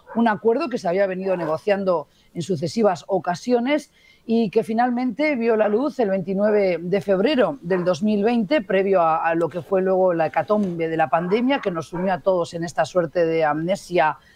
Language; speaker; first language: Spanish; native; Spanish